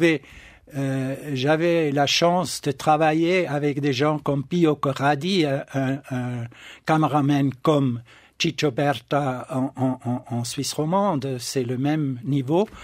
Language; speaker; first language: French; non-native, local second language; German